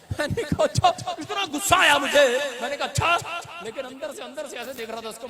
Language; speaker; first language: Hindi; non-native, local second language; Punjabi